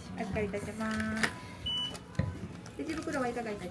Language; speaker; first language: Japanese; native; Japanese